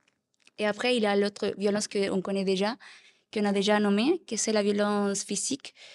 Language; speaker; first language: French; non-native, learner; Spanish